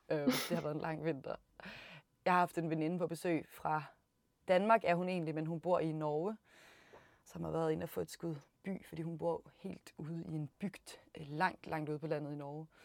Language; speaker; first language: Danish; native; Danish